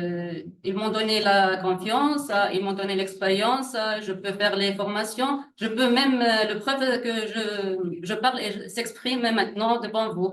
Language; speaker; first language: French; non-native, learner; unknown